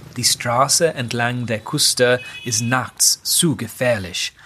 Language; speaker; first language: German; non-native, fluent; English